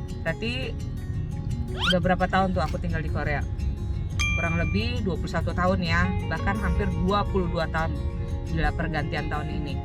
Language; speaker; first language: Indonesian; native; Indonesian